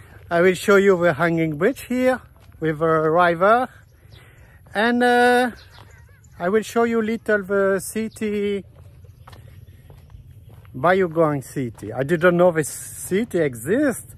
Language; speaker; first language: English; non-native, learner; Dutch